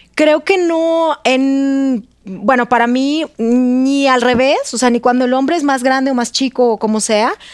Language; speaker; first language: Spanish; non-native, fluent; Russian